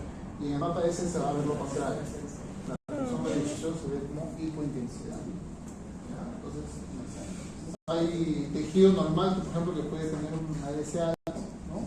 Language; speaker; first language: Spanish; native; Spanish